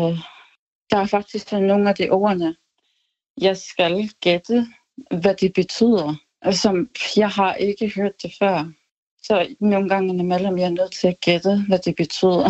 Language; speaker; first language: Danish; non-native, local second language; Kalaallisut